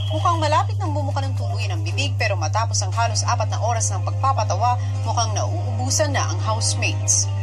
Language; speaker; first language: Filipino; native; Filipino